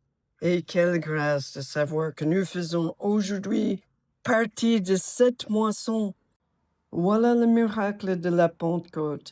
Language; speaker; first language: French; non-native, fluent; English